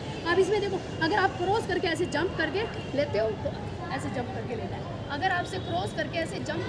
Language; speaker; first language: Hindi; native; Hindi